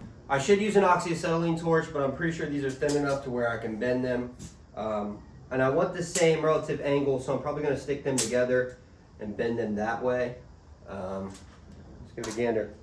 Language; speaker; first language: English; native; English